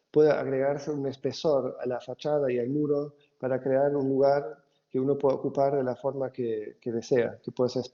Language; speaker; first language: Spanish; non-native, fluent; German